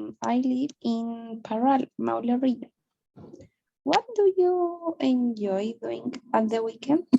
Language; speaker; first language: English; non-native, learner; Spanish